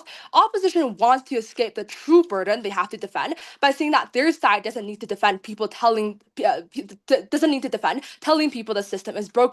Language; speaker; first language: English; non-native, fluent; Chinese